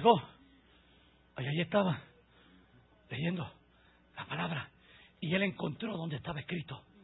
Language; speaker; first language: Spanish; native; Spanish